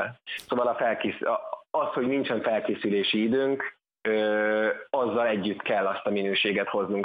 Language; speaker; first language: Hungarian; native; Hungarian